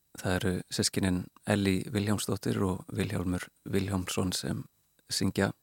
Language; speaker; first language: Icelandic; native; Icelandic